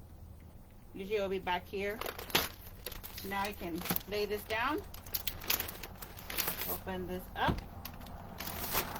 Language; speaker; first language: English; native; English